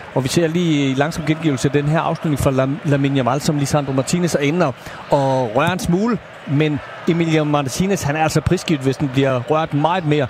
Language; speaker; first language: Danish; native; Danish